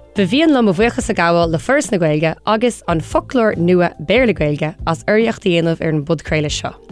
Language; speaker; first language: Irish; non-native, local second language; English